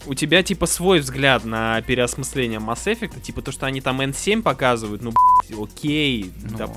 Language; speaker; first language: Russian; native; Russian